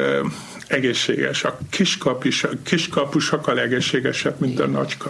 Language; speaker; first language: Hungarian; non-native, fluent; German